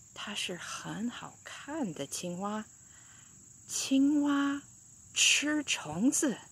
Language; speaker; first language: Chinese; non-native, fluent; English